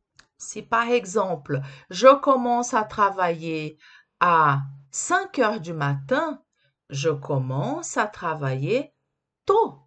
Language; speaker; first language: French; non-native, fluent; Portuguese